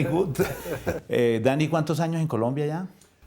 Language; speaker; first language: Spanish; native; Spanish